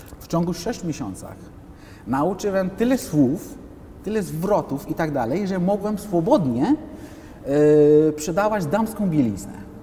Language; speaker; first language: Polish; non-native, fluent; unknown